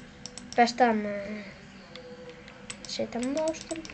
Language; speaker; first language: Latvian; non-native, local second language; Russian